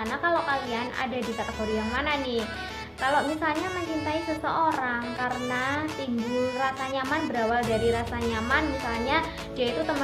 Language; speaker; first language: Indonesian; native; Indonesian